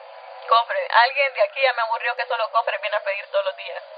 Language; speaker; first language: Spanish; native; Spanish